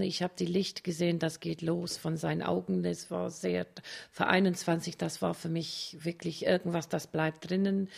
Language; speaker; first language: German; non-native, fluent; English